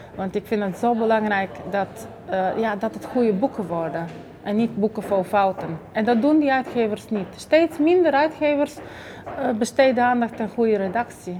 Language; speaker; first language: Dutch; non-native, fluent; Bulgarian